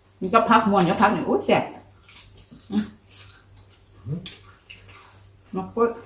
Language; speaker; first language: German; non-native, learner; Thai